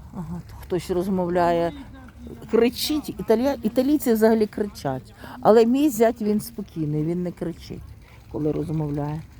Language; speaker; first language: Ukrainian; native; Ukrainian